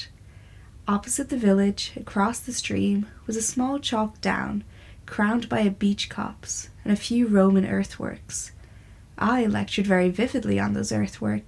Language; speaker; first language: English; native; English